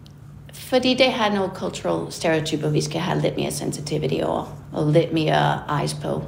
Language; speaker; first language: Danish; non-native, fluent; English